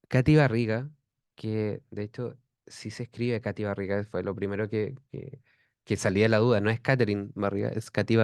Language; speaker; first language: Spanish; native; Spanish